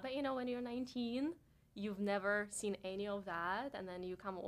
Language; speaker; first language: English; non-native, fluent; Russian